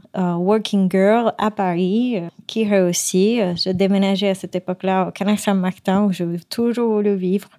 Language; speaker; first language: French; non-native, fluent; Spanish